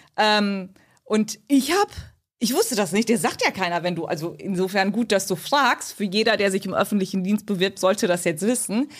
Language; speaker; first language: German; early bilingual, other home language; Turkish